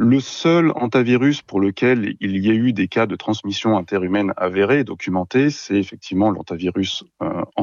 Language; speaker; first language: French; native; French